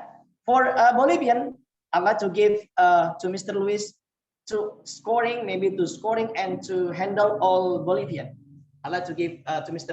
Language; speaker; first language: English; non-native, fluent; Indonesian